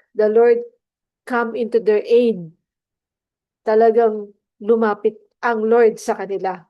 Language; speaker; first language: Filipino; non-native, local second language; Cebuano